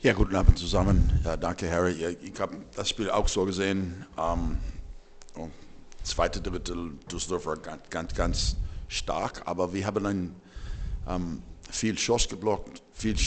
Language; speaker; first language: German; non-native, fluent; English